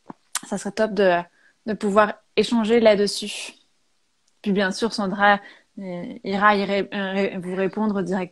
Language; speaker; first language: French; native; French